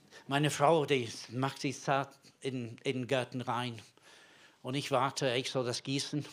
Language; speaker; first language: German; non-native, fluent; English